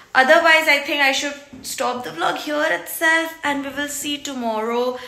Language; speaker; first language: Hindi; non-native, local second language; Marathi